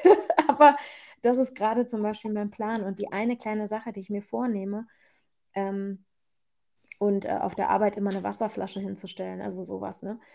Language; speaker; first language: German; early bilingual, other home language; Persian